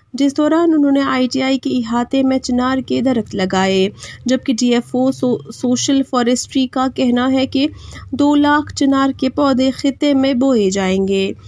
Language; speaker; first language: Urdu; non-native, local second language; Kashmiri